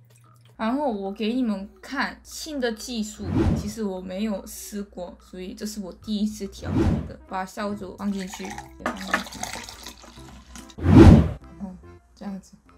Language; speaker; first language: Chinese; non-native, fluent; Korean